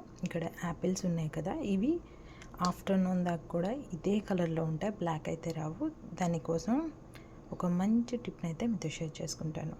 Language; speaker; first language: Telugu; native; Telugu